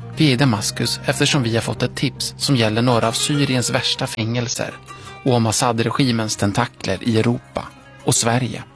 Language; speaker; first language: Swedish; native; Swedish